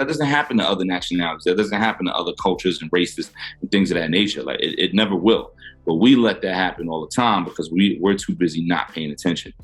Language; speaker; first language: English; native; English